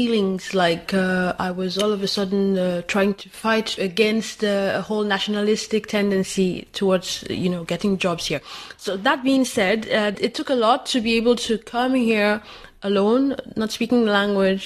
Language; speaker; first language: English; non-native, local second language; Yoruba